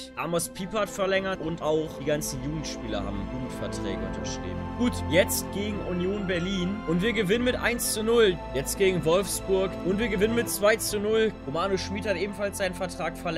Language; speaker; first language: German; native; German